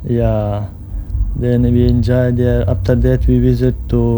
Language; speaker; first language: English; non-native, local second language; Pashto